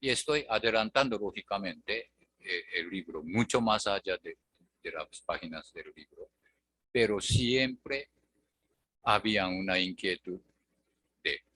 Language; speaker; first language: Spanish; non-native, fluent; Japanese